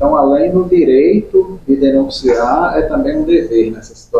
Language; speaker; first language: Portuguese; native; Portuguese